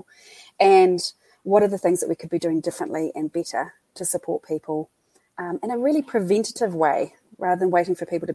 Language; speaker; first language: English; native; English